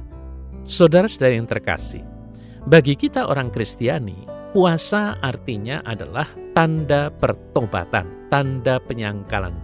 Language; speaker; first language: Indonesian; native; Indonesian